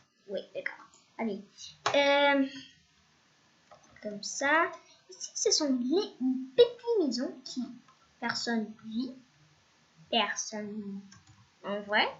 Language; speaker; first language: French; non-native, fluent; Spanish